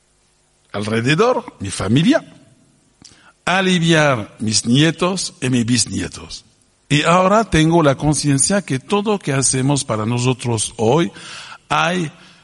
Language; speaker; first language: Spanish; non-native, fluent; French